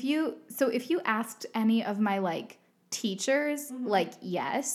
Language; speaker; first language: English; native; English